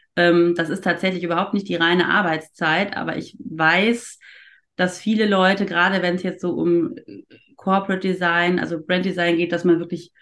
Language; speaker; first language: German; native; German